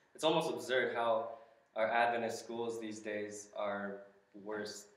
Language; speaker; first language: English; native; English